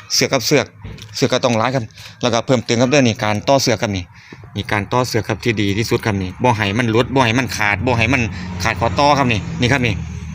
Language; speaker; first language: Thai; native; Thai